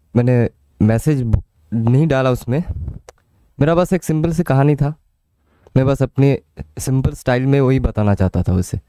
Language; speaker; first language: Hindi; non-native, local second language; Bangla